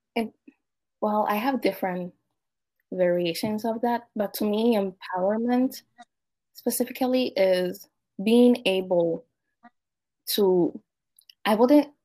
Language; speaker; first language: English; non-native, local second language; Akan